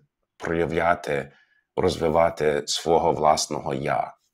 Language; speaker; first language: Ukrainian; non-native, fluent; English